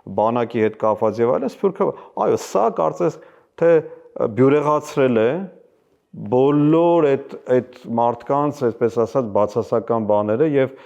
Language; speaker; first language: Armenian; native; Armenian